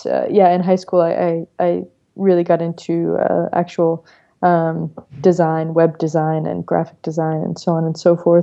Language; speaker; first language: English; native; English